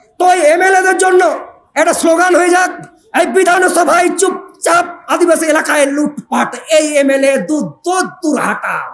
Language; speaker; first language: Bangla; non-native, local second language; Santali